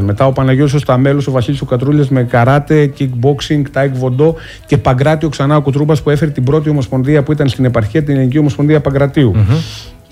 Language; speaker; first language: Greek; native; Greek